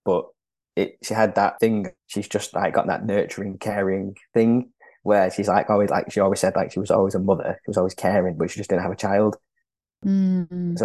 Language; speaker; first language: English; native; English